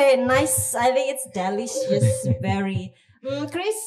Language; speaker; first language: English; non-native, fluent; Indonesian